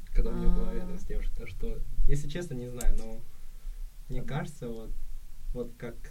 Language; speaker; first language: Russian; early bilingual, other home language; Korean